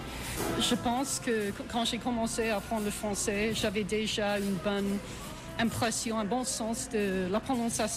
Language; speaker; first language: French; non-native, fluent; English